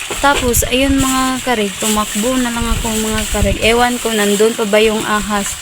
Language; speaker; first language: Filipino; non-native, local second language; Cebuano